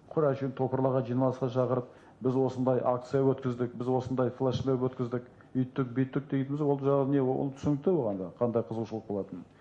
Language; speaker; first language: Kazakh; native; Kazakh